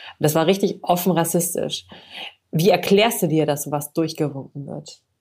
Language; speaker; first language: German; native; German